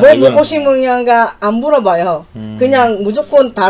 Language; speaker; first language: Korean; non-native, learner; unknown